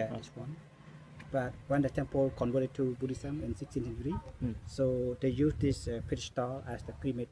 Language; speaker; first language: English; non-native, local second language; Khmer